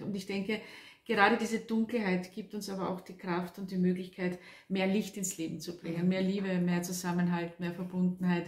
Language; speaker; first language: German; native; German